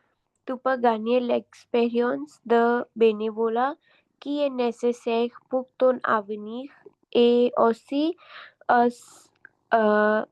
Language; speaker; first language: French; non-native, learner; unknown